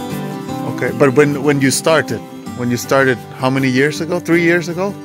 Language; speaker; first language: English; non-native, fluent; Thai